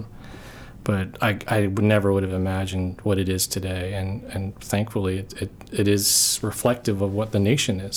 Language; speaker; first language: English; early bilingual, other home language; Korean